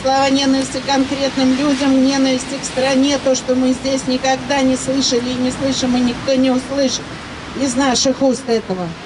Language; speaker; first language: Russian; native; Russian